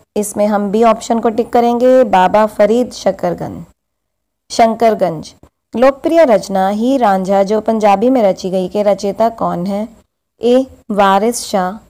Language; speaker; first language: Hindi; native; Hindi